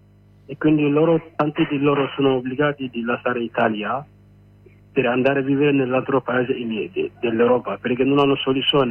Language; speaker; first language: Italian; non-native, learner; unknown